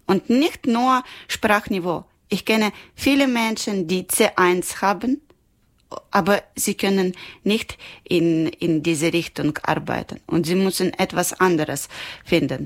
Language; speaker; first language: German; non-native, learner; Ukrainian